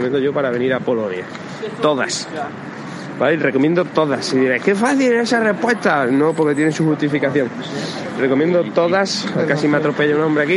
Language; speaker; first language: Spanish; native; Spanish